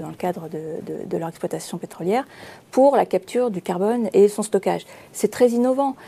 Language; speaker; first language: French; native; French